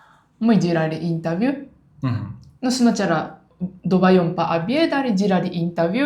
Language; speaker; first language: Russian; non-native, learner; Japanese